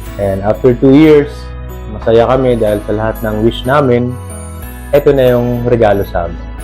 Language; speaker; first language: Filipino; non-native, local second language; Bikol